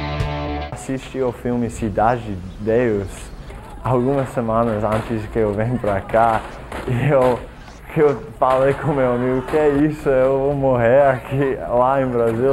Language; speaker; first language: Portuguese; non-native, learner; English